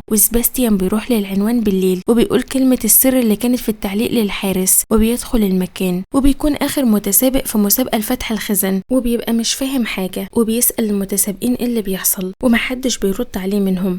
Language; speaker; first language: Arabic; native; Arabic